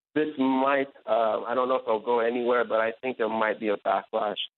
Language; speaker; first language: English; native; English